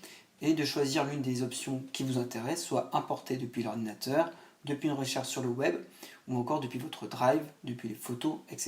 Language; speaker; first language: French; native; French